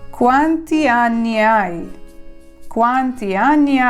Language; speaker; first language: Italian; non-native, fluent; Ukrainian